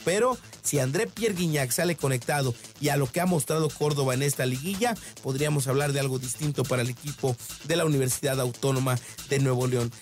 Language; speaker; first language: Spanish; native; Spanish